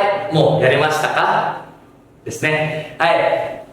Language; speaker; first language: Japanese; non-native, fluent; Indonesian